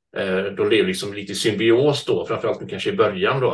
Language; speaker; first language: Swedish; native; Swedish